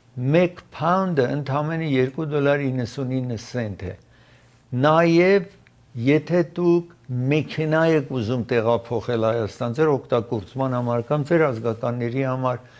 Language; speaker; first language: Armenian; native; Armenian